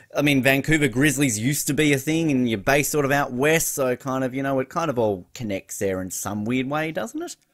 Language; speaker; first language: English; native; English